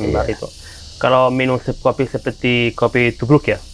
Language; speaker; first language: Indonesian; non-native, fluent; Italian